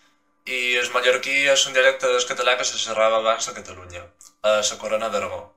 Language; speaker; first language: Catalan; non-native, local second language; Spanish